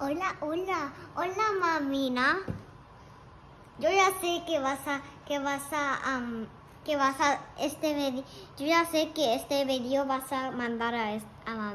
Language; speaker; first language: Spanish; early bilingual, heritage; Spanish